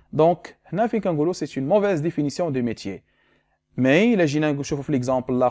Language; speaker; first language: French; non-native, local second language; Arabic